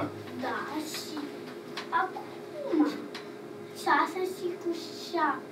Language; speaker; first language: Romanian; early bilingual, heritage; English